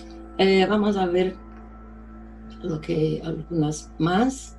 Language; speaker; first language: Spanish; non-native, fluent; Portuguese